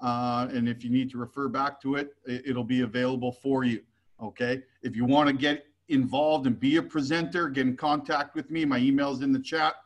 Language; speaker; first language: English; native; English